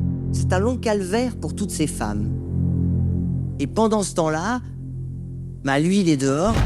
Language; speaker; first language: French; native; French